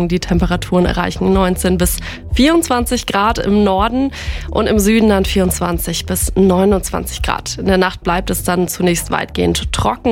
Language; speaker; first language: German; native; German